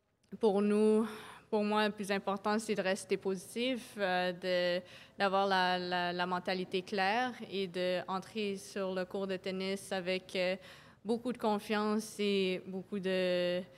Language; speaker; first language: French; non-native, local second language; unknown